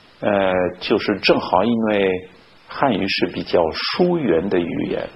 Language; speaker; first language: Chinese; non-native, fluent; French